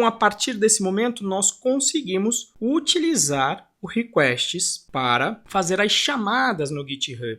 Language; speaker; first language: Portuguese; native; Portuguese